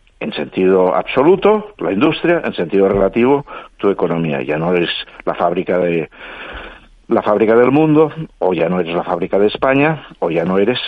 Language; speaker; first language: Spanish; non-native, local second language; Catalan